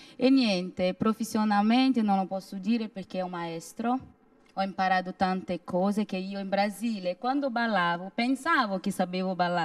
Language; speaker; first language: Italian; non-native, fluent; Portuguese